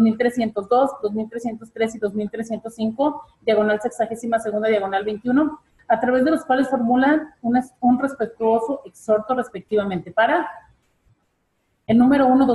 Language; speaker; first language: Spanish; native; Spanish